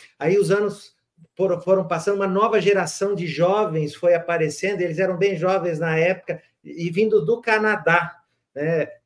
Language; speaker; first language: Portuguese; native; Portuguese